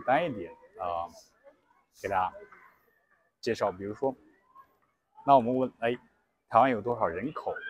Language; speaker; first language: Chinese; native; Chinese